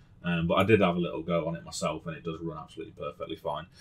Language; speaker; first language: English; native; English